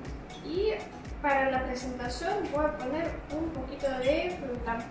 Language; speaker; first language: Spanish; non-native, fluent; Russian